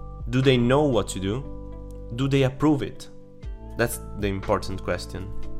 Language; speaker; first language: English; non-native, fluent; Italian